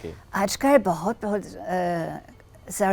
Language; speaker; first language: Hindi; non-native, learner; German